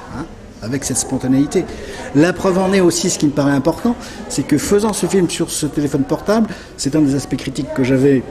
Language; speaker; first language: French; native; French